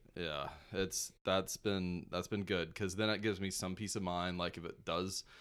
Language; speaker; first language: English; native; English